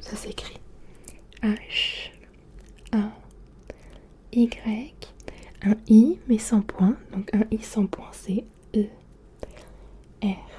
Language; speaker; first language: French; early bilingual, other home language; Turkish